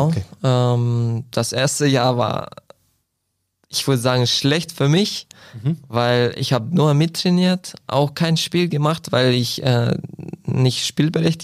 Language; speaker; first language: German; non-native, fluent; Croatian